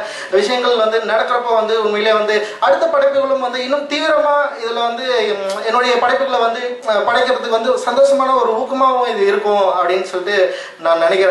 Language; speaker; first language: Tamil; native; Tamil